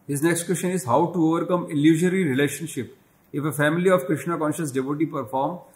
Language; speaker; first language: English; non-native, local second language; Hindi